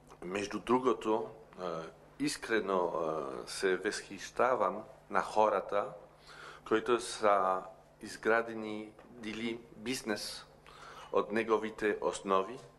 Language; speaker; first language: Bulgarian; non-native, learner; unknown